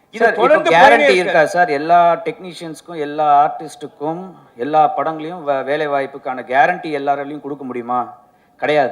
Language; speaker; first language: Tamil; native; Tamil